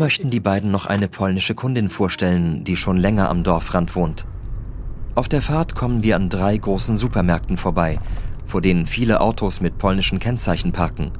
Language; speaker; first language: German; native; German